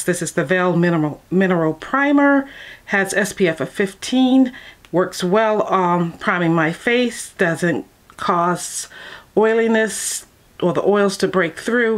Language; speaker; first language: English; native; English